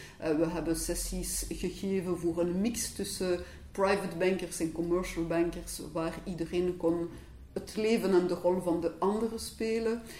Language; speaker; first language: Dutch; non-native, local second language; French